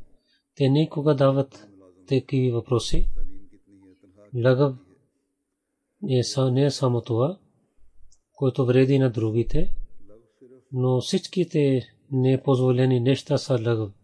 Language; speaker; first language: Bulgarian; non-native, learner; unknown